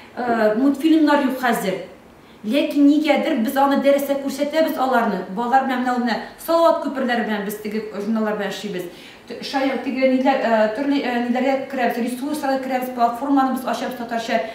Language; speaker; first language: Tatar; native; Tatar